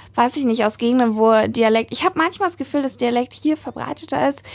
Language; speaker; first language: German; native; German